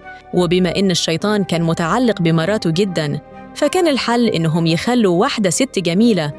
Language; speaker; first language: Arabic; native; Arabic